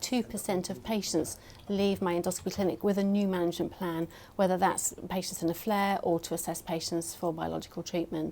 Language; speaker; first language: English; native; English